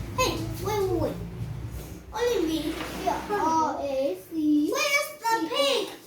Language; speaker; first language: English; non-native, learner; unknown